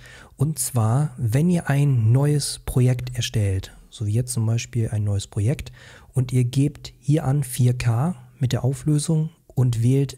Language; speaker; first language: German; native; German